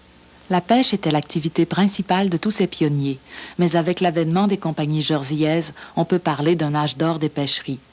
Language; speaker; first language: French; native; French